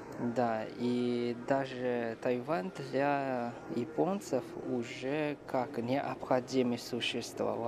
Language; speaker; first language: Russian; non-native, fluent; Chinese